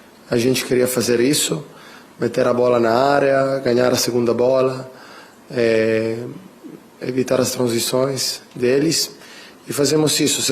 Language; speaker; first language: Portuguese; non-native, fluent; Italian